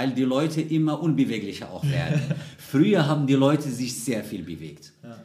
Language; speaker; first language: German; non-native, fluent; Arabic